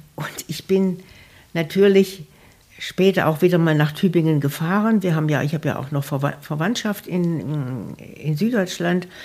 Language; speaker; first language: German; native; German